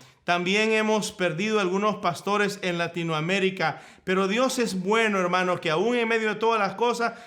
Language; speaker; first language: Spanish; native; Spanish